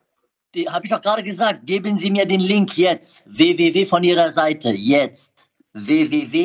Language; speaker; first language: German; native; German